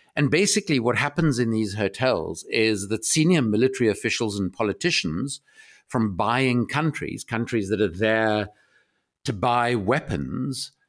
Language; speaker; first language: English; native; English